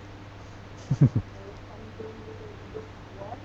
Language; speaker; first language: English; non-native, learner; Indonesian